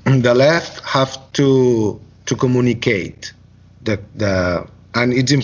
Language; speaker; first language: English; non-native, learner; Catalan